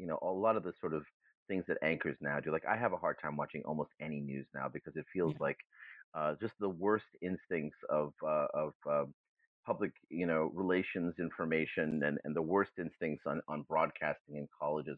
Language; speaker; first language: English; early bilingual, other home language; German